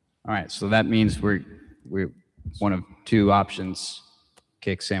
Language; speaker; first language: English; native; English